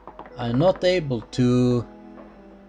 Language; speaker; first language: English; non-native, fluent; Swedish